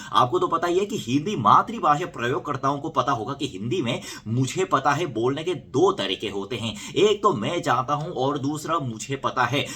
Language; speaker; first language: Hindi; non-native, fluent; Korean